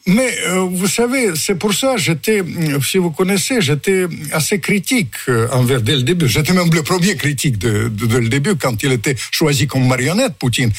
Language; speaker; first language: French; non-native, fluent; Russian